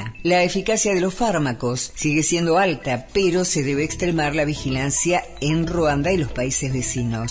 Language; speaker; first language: Spanish; native; Spanish